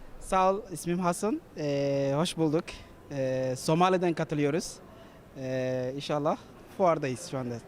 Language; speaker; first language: Turkish; non-native, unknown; Somali